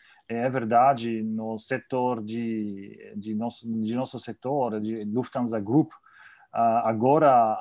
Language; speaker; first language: Portuguese; non-native, learner; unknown